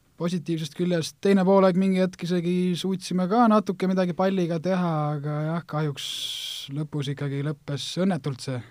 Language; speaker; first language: Estonian; native; Estonian